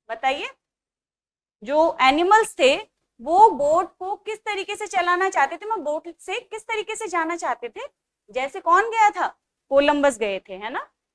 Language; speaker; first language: Hindi; native; Hindi